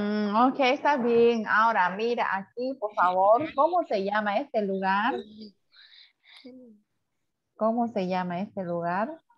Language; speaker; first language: Spanish; non-native, fluent; Vietnamese